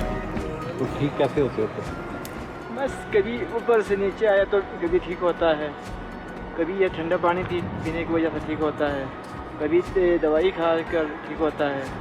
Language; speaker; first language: Hindi; non-native, local second language; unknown